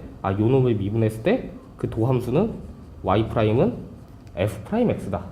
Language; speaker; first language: Korean; native; Korean